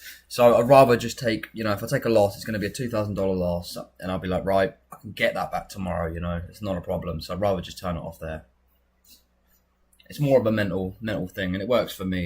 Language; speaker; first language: English; native; English